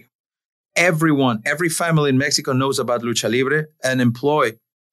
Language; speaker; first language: English; non-native, fluent; Spanish